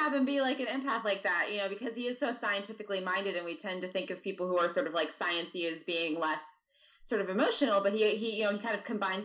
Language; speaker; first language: English; native; English